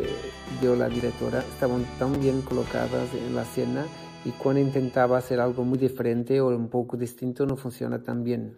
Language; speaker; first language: Spanish; non-native, fluent; Portuguese